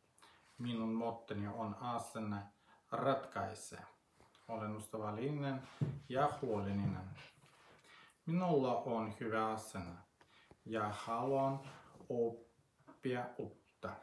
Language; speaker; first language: Finnish; non-native, learner; Russian